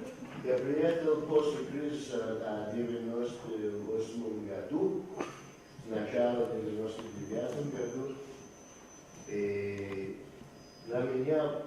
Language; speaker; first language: Russian; non-native, fluent; English